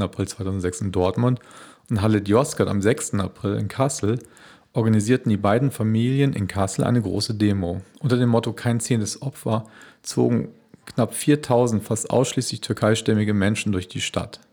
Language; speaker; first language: German; native; German